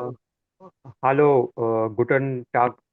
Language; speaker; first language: German; non-native, learner; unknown